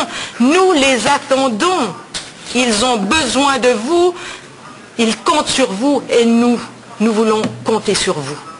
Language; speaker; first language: French; native; French